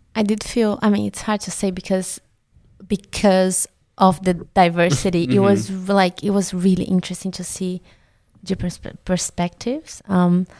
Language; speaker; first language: English; non-native, fluent; Portuguese